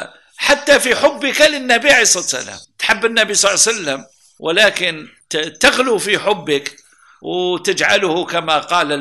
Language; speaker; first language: Arabic; native; Arabic